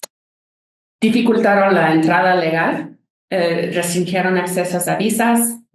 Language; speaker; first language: Spanish; non-native, fluent; English